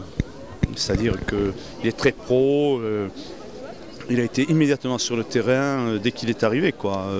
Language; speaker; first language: French; native; French